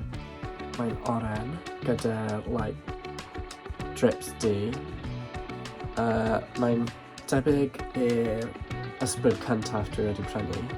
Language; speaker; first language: Welsh; non-native, learner; English